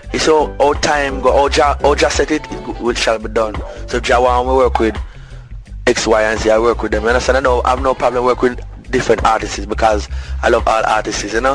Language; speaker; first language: English; non-native, local second language; Jamaican Creole English